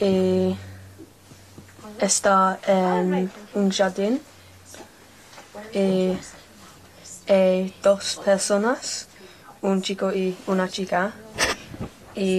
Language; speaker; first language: Spanish; non-native, learner; English